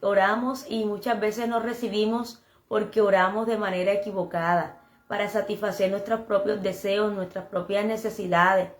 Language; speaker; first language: Spanish; native; Spanish